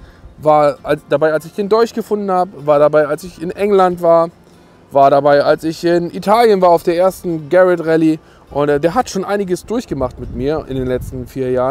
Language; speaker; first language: German; native; German